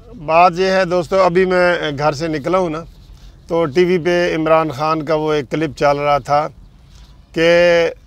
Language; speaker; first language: Urdu; non-native, local second language; Punjabi